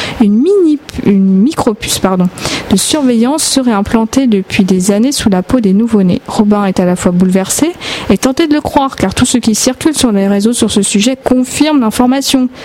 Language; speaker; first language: French; native; French